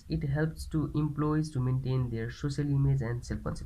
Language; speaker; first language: English; non-native, local second language; Nepali